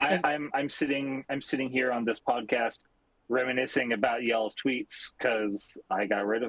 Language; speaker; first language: English; native; English